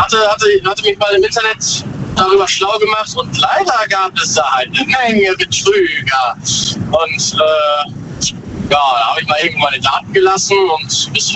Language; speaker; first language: German; native; German